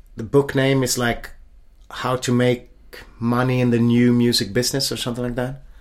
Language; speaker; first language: English; non-native, fluent; Swedish